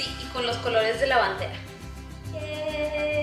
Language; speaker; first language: Spanish; native; Spanish